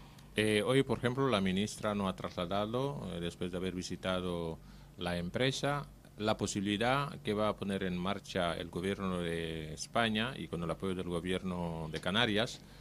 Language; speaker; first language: Spanish; native; Spanish